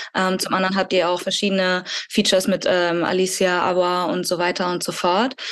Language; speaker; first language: German; early bilingual, other home language; Spanish